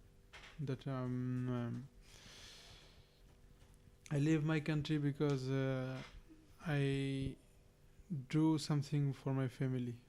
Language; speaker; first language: English; non-native, learner; Bangla